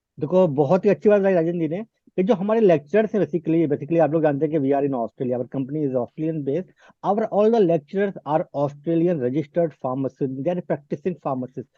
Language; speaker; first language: Hindi; native; Hindi